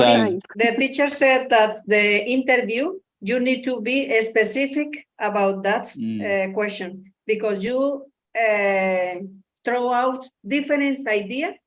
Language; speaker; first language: English; non-native, learner; Spanish